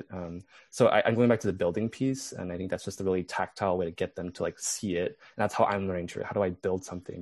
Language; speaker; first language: English; native; English